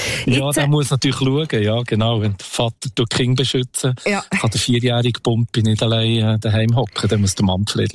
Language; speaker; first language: German; native; German